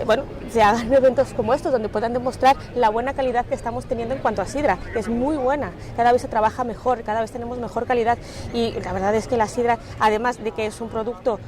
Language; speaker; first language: Spanish; native; Spanish